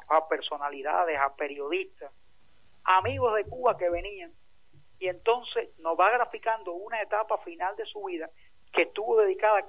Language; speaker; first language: Spanish; native; Spanish